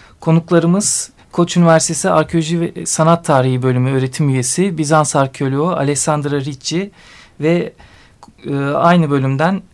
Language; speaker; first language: Turkish; native; Turkish